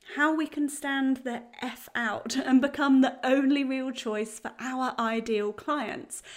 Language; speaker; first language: English; native; English